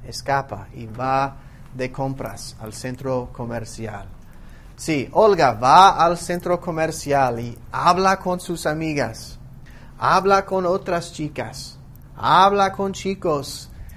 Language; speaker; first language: Spanish; non-native, fluent; English